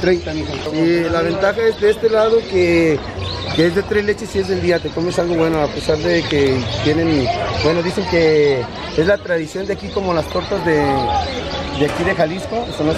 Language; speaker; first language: Spanish; native; Spanish